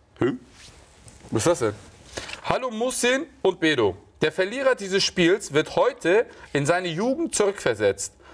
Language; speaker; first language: German; early bilingual, other home language; Turkish